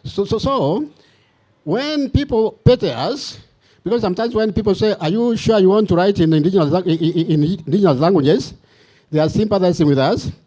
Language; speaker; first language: English; non-native, local second language; Swahili